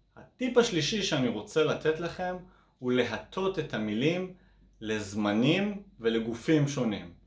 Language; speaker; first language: Hebrew; native; Hebrew